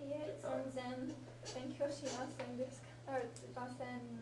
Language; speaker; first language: Japanese; non-native, learner; English